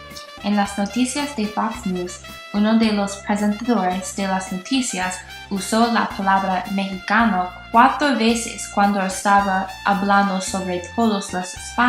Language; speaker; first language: Spanish; non-native, learner; English